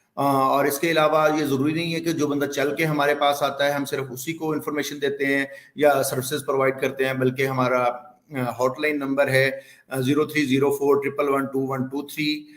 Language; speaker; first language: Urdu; non-native, local second language; Punjabi